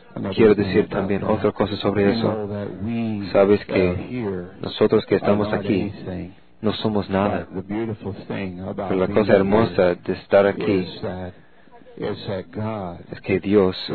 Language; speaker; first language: Spanish; non-native, fluent; English